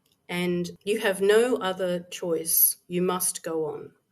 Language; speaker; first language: English; native; English